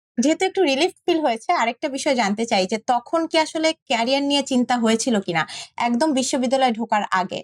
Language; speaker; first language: Bangla; native; Bangla